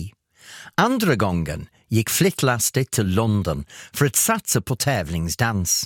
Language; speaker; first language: Swedish; non-native, fluent; English